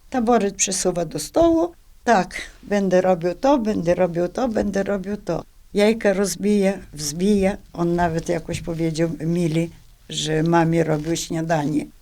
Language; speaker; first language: Polish; native; Polish